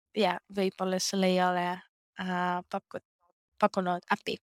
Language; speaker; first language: Estonian; non-native, learner; Greek